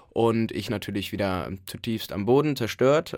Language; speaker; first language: German; native; German